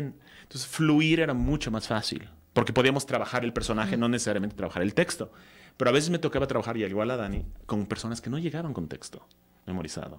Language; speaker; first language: Spanish; native; Spanish